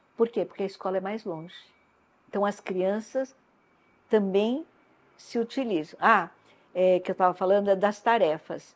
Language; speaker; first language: Portuguese; non-native, local second language; Japanese